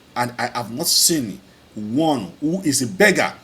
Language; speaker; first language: English; non-native, local second language; Yoruba